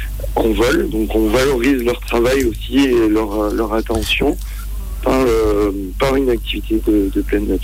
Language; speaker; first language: French; native; French